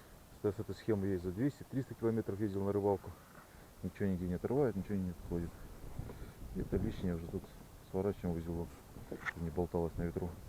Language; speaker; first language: Russian; native; Russian